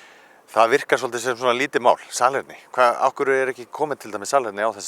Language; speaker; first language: Icelandic; native; Icelandic